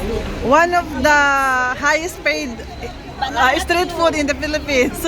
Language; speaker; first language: English; non-native, learner; Filipino